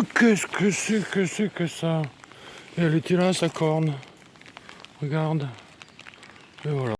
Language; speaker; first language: French; native; French